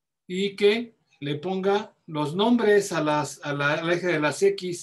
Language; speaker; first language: Spanish; native; Spanish